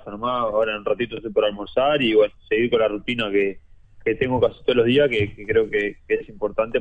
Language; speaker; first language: Spanish; native; Spanish